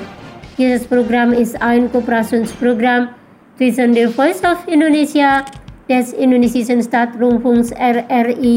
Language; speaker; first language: German; non-native, fluent; Indonesian